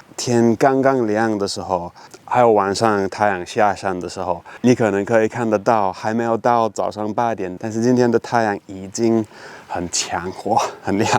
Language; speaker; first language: Chinese; non-native, fluent; English